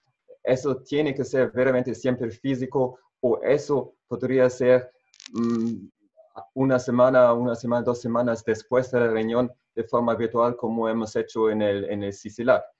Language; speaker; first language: Spanish; non-native, fluent; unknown